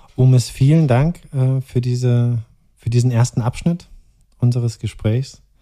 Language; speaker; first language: German; native; German